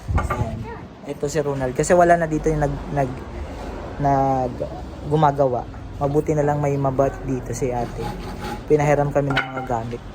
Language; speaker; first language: Filipino; non-native, local second language; Cebuano